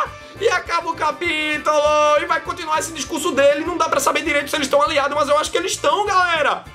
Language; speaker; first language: Portuguese; native; Portuguese